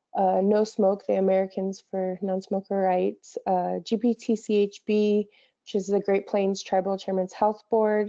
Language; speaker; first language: English; native; English